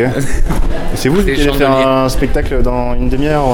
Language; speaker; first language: French; native; French